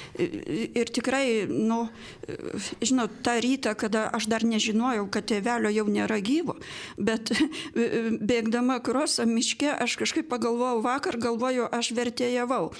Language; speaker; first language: Lithuanian; native; Lithuanian